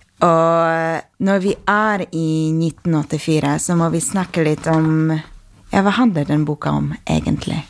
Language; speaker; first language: Norwegian; non-native, fluent; Polish